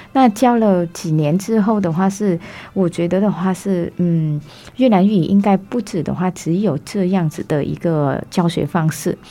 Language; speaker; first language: Chinese; non-native, fluent; Vietnamese